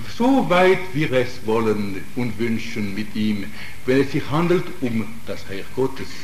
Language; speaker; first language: German; non-native, fluent; Italian